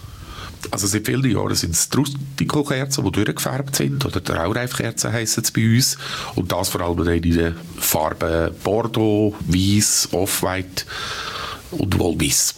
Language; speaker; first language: German; native; German